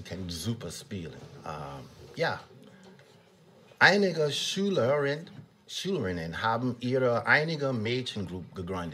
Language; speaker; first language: German; non-native, learner; English